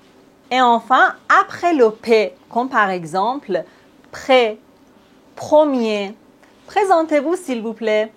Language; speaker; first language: French; native; French